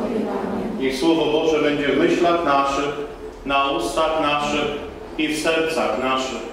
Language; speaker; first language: Polish; native; Polish